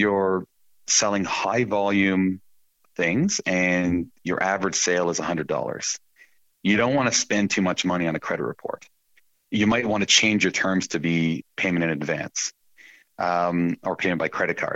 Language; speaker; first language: English; native; English